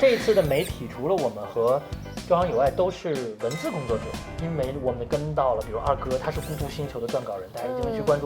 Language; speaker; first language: Chinese; native; Chinese